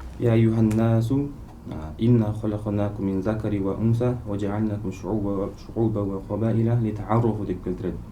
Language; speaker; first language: Kazakh; native; Kazakh